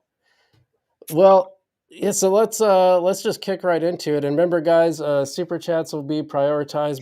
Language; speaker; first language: English; native; English